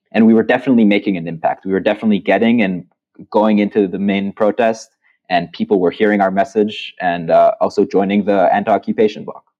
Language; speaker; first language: English; non-native, fluent; Hebrew